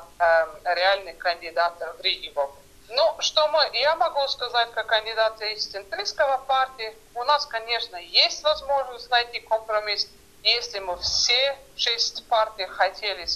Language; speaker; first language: Russian; non-native, fluent; Estonian